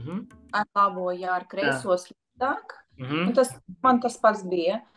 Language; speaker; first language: Latvian; non-native, local second language; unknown